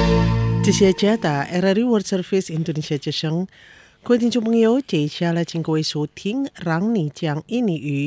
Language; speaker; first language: Chinese; non-native, fluent; Indonesian